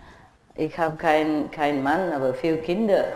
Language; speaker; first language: German; non-native, learner; Vietnamese